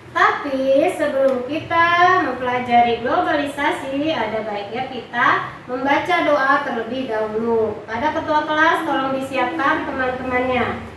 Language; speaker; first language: Indonesian; native; Indonesian